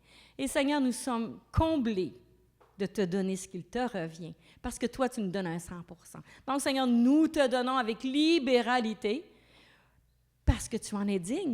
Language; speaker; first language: French; native; French